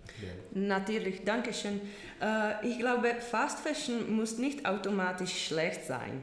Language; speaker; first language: German; non-native, learner; Czech